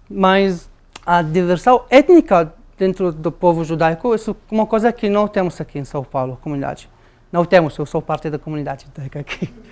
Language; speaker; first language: Portuguese; non-native, fluent; Arabic